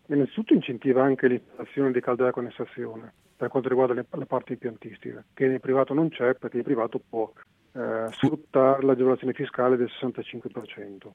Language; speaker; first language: Italian; native; Italian